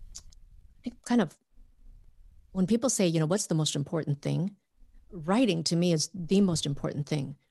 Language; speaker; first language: English; native; English